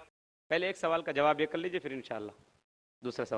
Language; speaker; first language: Hindi; native; Hindi